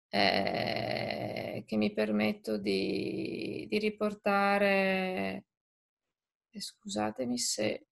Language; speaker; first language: Italian; native; Italian